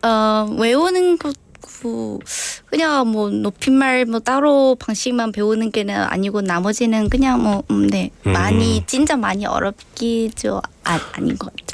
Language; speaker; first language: Korean; non-native, learner; Vietnamese